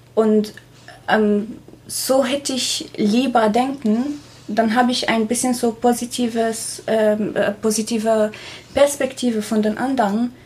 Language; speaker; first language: German; non-native, fluent; Arabic